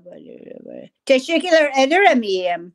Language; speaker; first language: Turkish; non-native, learner; English